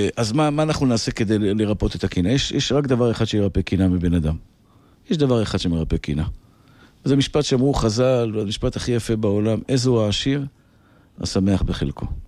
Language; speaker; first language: Hebrew; native; Hebrew